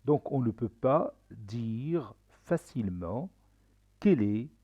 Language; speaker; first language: French; non-native, local second language; Arabic